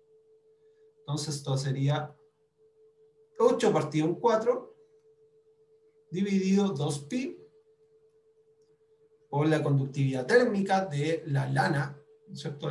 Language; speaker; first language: Spanish; native; Spanish